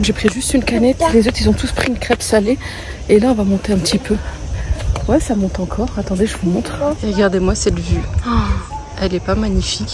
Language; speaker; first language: French; early bilingual, other home language; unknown